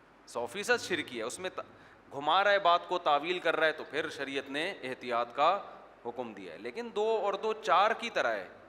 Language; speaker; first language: Urdu; native; Urdu